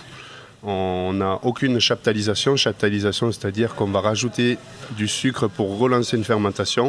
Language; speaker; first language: French; native; French